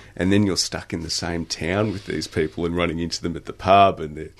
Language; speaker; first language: English; native; English